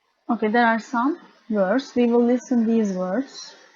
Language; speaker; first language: English; non-native, fluent; Turkish